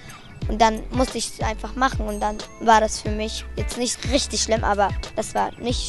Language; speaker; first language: German; early bilingual, other home language; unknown